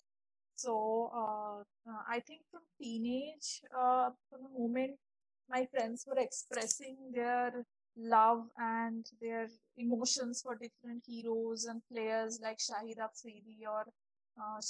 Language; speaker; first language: English; non-native, local second language; Bangla